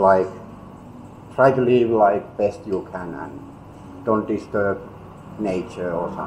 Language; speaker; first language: English; non-native, learner; Finnish